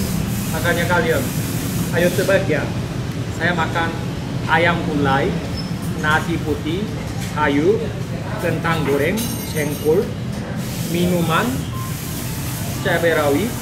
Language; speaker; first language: Indonesian; non-native, learner; Korean